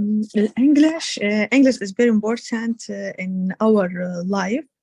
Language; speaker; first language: English; non-native, learner; Arabic